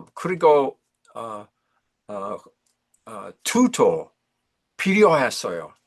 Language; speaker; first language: Korean; non-native, learner; English